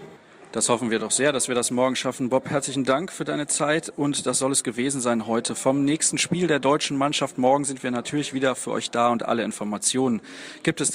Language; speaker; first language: German; native; German